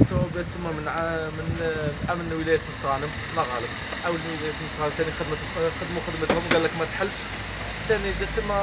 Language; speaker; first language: Arabic; native; Arabic